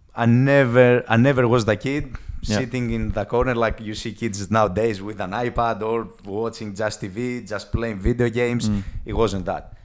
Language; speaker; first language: English; non-native, fluent; Greek